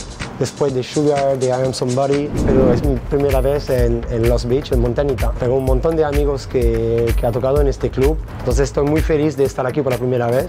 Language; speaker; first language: Spanish; non-native, fluent; French